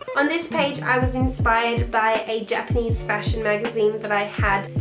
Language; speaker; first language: English; native; English